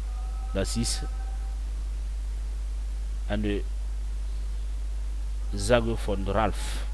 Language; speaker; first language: German; non-native, fluent; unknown